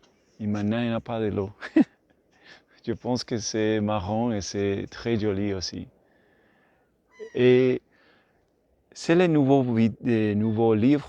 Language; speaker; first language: French; non-native, learner; Spanish